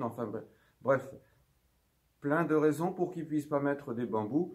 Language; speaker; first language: French; native; French